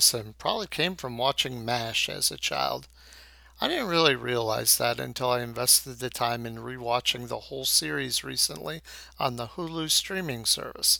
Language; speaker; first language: English; native; English